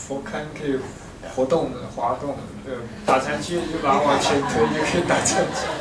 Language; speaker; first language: Chinese; native; Chinese